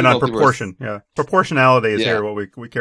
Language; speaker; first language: English; native; English